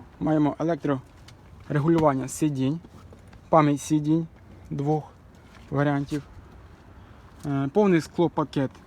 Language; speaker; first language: Ukrainian; native; Ukrainian